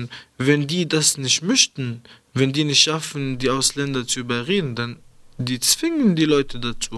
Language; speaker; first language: German; early bilingual, other home language; Arabic